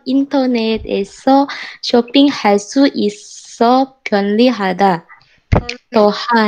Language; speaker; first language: Korean; non-native, learner; Indonesian